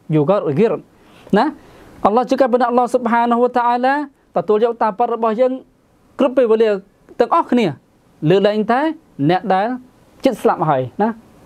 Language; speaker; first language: Khmer; non-native, local second language; Western Cham